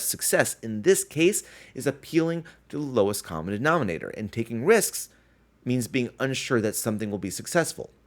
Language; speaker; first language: English; native; English